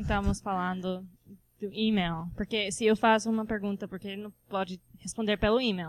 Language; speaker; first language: Portuguese; non-native, fluent; Spanish